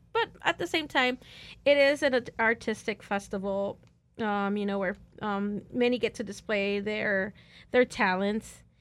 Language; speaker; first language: English; early bilingual, other home language; Spanish